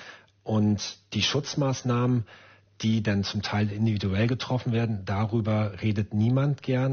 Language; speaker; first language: German; native; German